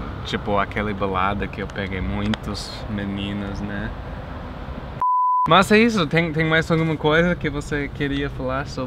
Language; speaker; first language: Portuguese; non-native, fluent; English